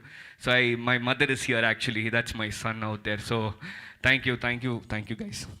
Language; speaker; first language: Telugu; early bilingual, heritage; Telugu